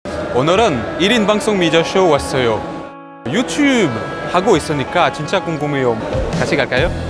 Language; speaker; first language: Korean; non-native, learner; French